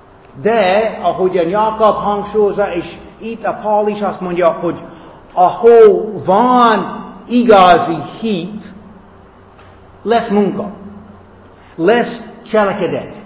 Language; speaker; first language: Hungarian; non-native, fluent; English